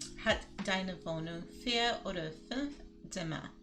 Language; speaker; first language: German; non-native, learner; English